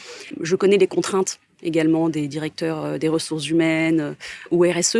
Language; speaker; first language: French; native; French